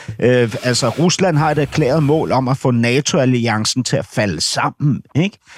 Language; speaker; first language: Danish; native; Danish